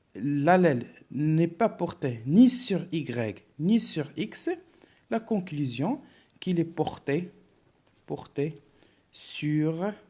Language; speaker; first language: French; non-native, local second language; Arabic